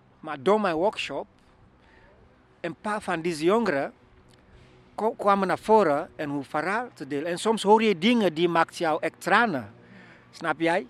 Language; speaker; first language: Dutch; non-native, learner; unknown